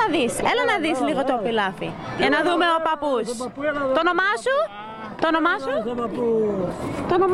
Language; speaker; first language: Greek; early bilingual, heritage; Greek